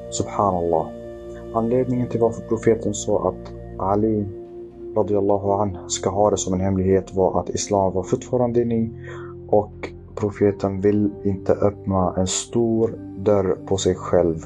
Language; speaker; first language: Swedish; early bilingual, other home language; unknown